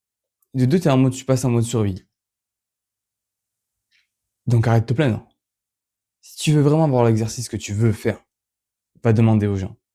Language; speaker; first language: French; native; French